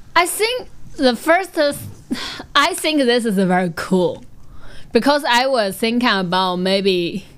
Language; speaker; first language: English; non-native, learner; Chinese